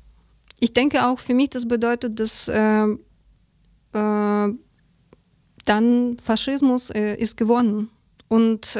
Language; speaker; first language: German; non-native, learner; Ukrainian